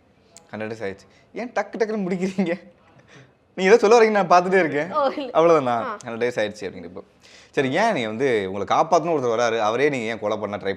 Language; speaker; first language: Tamil; native; Tamil